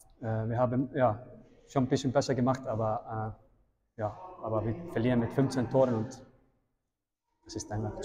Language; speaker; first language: German; non-native, fluent; Icelandic